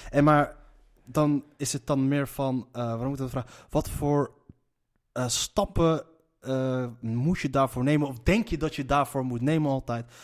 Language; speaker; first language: Dutch; early bilingual, other home language; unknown